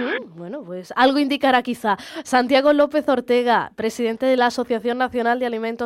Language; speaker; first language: Spanish; native; Spanish